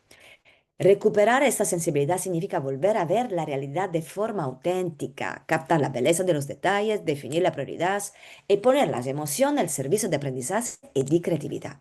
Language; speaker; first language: Spanish; non-native, learner; Italian